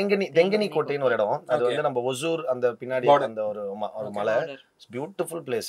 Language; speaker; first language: Tamil; native; Tamil